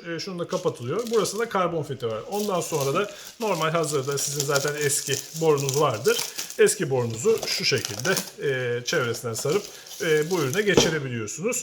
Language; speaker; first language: Turkish; native; Turkish